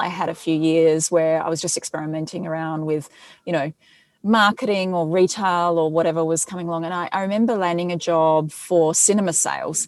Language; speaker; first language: English; native; English